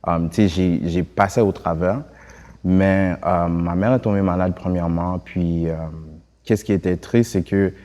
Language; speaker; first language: French; early bilingual, other home language; Haitian Creole